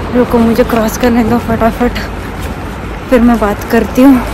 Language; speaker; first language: Hindi; non-native, local second language; Marathi